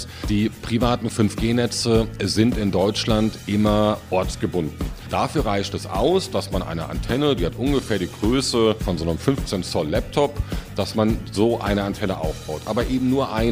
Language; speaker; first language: German; native; German